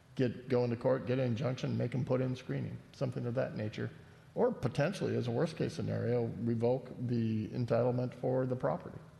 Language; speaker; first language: English; native; English